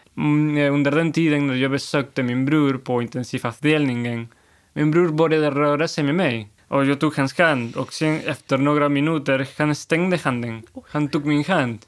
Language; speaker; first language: Swedish; non-native, fluent; Spanish